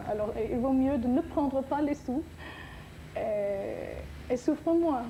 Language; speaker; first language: French; non-native, fluent; English